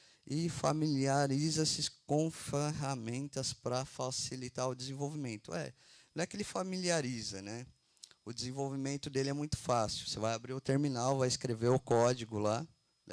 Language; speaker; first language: Portuguese; native; Portuguese